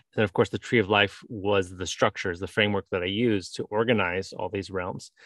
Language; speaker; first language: English; native; English